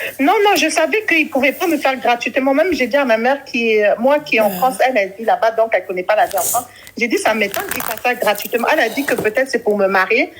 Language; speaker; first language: French; early bilingual, other home language; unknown